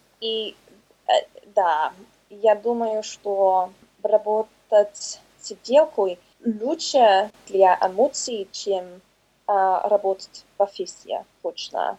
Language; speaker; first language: Russian; non-native, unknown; English